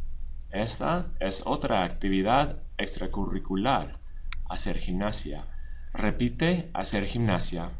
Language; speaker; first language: Spanish; non-native, fluent; English